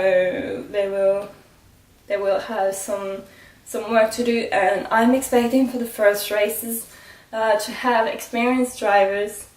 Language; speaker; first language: English; non-native, fluent; French